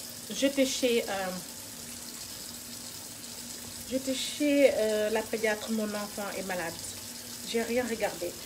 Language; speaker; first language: French; non-native, local second language; Wolof